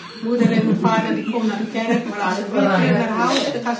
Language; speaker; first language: Dutch; non-native, learner; Indonesian